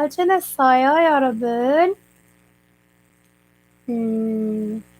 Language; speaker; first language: Korean; non-native, learner; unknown